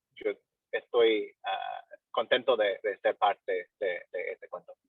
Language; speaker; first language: Spanish; non-native, fluent; English